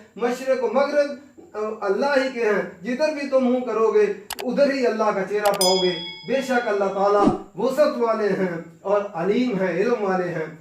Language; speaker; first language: Urdu; native; Urdu